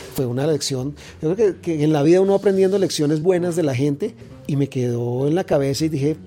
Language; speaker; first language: Spanish; native; Spanish